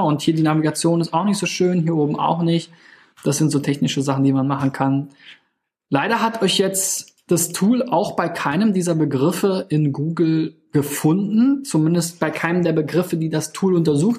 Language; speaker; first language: German; native; German